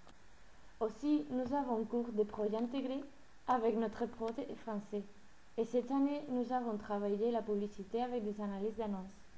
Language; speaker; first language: French; non-native, learner; Spanish